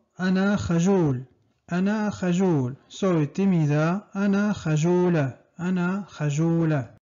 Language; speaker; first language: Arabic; non-native, fluent; Spanish